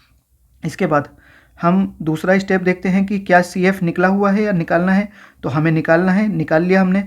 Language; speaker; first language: Hindi; native; Hindi